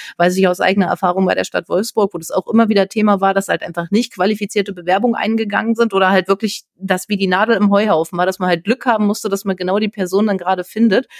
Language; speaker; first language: German; native; German